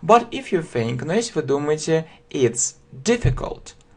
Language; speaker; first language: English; non-native, fluent; Russian